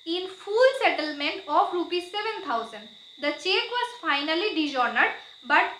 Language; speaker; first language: English; non-native, local second language; Bangla